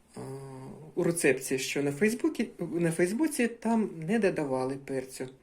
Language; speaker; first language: Ukrainian; non-native, local second language; Russian